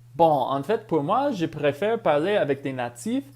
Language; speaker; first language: French; non-native, fluent; English